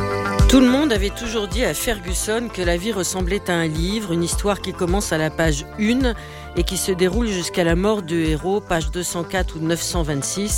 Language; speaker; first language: French; native; French